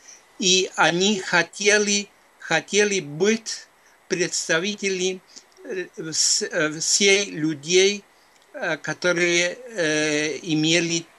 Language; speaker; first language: Russian; non-native, fluent; Spanish